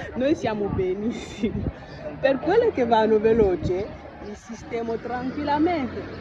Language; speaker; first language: Italian; non-native, learner; French